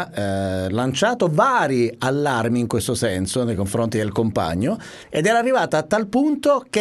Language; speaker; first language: Italian; native; Italian